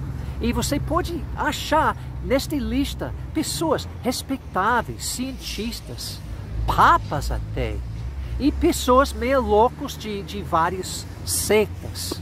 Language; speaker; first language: Portuguese; non-native, fluent; English